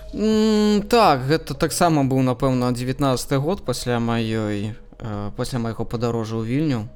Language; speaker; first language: Belarusian; non-native, local second language; Russian